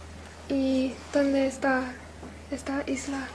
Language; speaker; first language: Spanish; non-native, learner; English